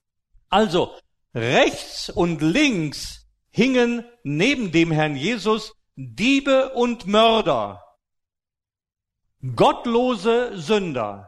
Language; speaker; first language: German; native; German